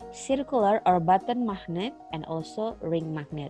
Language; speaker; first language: English; non-native, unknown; Indonesian